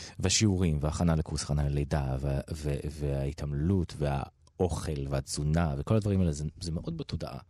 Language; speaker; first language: Hebrew; native; Hebrew